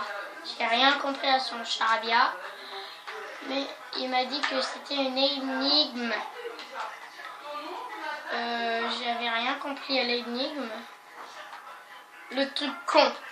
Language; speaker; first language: French; native; French